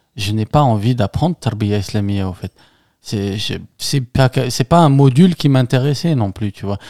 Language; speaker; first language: French; non-native, local second language; Arabic